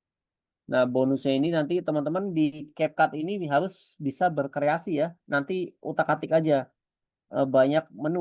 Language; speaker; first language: Indonesian; native; Indonesian